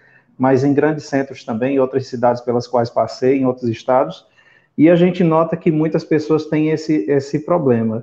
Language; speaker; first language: Portuguese; native; Portuguese